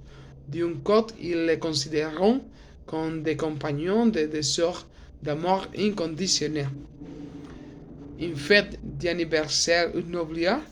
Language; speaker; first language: French; non-native, learner; Spanish